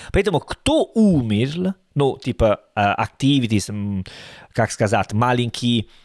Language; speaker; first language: Russian; non-native, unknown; Italian